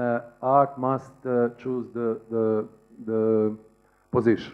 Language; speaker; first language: English; non-native, learner; Serbian